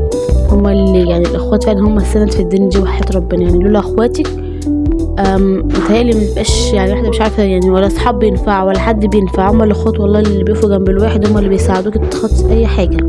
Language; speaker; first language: Arabic; native; Arabic